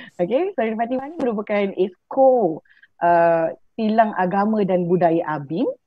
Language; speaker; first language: Malay; native; Malay